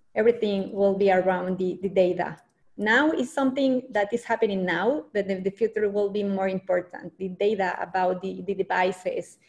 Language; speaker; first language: English; non-native, learner; Spanish